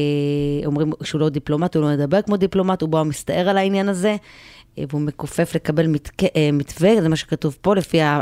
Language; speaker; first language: Hebrew; native; Hebrew